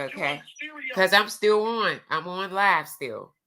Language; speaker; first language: English; native; English